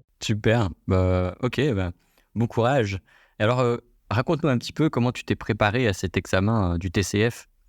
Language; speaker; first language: French; native; French